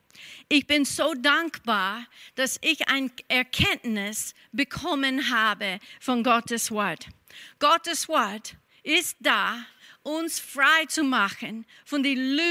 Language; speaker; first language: German; non-native, fluent; English